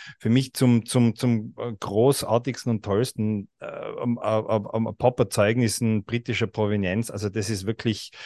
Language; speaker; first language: German; native; German